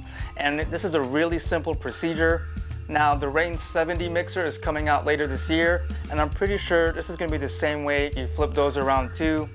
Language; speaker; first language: English; native; English